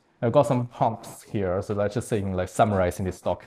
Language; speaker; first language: English; non-native, fluent; Chinese